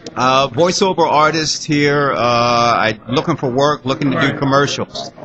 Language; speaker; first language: English; native; English